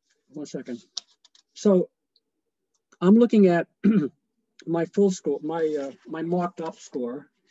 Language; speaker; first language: English; native; English